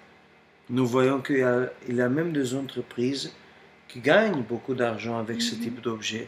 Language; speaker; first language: French; non-native, fluent; Portuguese